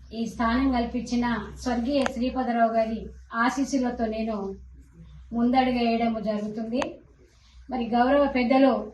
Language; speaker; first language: Telugu; non-native, local second language; Lambadi